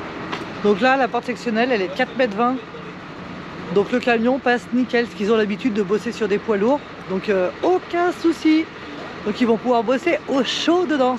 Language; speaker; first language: French; native; French